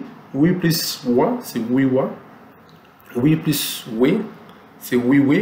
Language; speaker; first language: French; non-native, local second language; Lingala